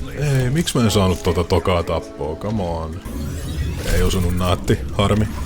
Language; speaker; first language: Finnish; non-native, fluent; English